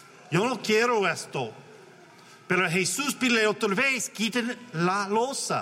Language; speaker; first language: Spanish; non-native, learner; English